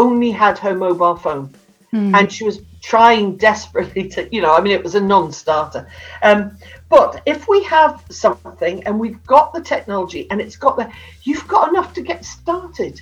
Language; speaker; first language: English; native; English